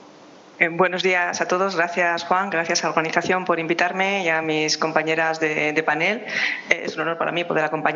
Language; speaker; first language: Spanish; native; Spanish